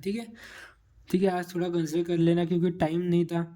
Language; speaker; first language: Hindi; non-native, local second language; Marathi